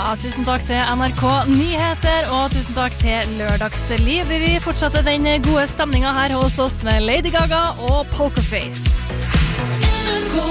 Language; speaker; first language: Norwegian; native; Norwegian